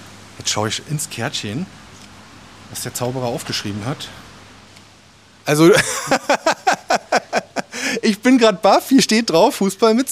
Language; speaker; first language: German; native; German